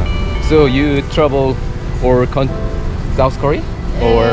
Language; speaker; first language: English; non-native, learner; Korean